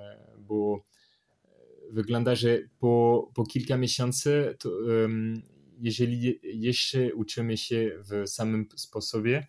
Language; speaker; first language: Polish; non-native, learner; French